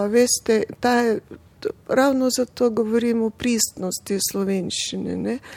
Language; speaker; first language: Slovenian; non-native, fluent; Russian